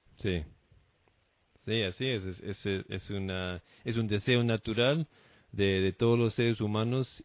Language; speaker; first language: Spanish; non-native, fluent; English